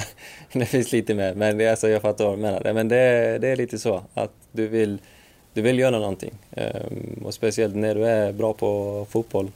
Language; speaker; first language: Swedish; non-native, fluent; Icelandic